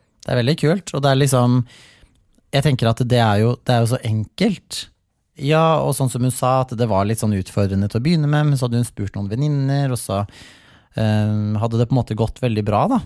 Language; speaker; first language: Norwegian; native; Norwegian